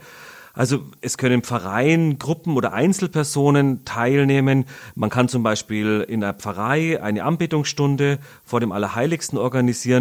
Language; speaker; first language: German; native; German